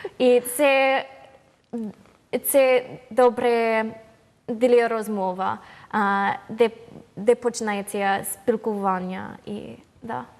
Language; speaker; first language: Ukrainian; non-native, learner; English